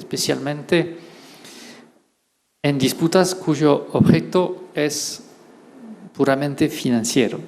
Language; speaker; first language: Spanish; non-native, fluent; French